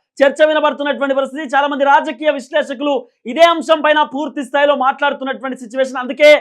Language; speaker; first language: Telugu; native; Telugu